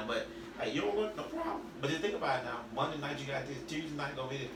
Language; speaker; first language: English; native; English